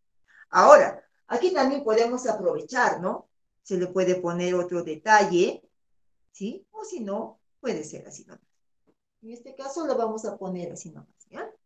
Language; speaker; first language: Spanish; native; Spanish